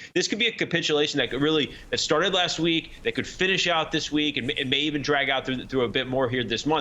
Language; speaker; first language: English; native; English